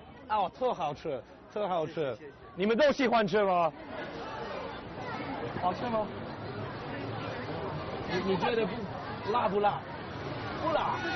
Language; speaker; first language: Chinese; non-native, learner; English